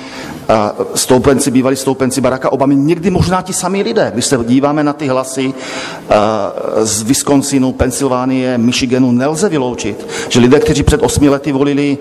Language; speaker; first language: Czech; native; Czech